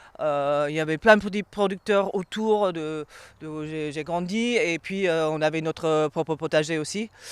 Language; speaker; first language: French; non-native, fluent; English